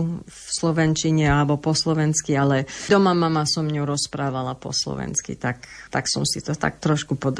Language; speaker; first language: Slovak; early bilingual, heritage; English